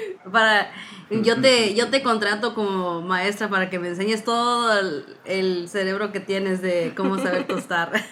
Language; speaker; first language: Spanish; early bilingual, heritage; Spanish